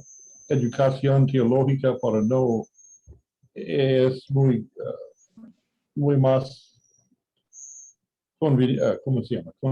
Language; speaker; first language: Spanish; non-native, fluent; English